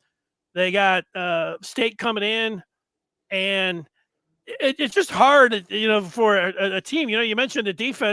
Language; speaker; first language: English; native; English